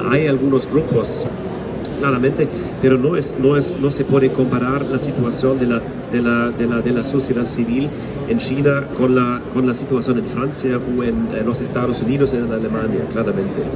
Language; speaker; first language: Spanish; non-native, fluent; German